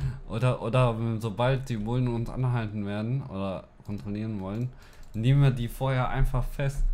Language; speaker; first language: German; native; German